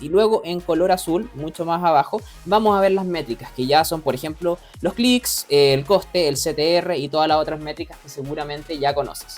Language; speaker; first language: Spanish; native; Spanish